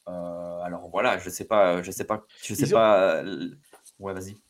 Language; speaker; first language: French; native; French